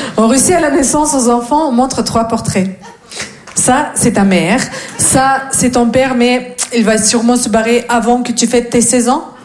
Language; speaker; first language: French; non-native, fluent; Russian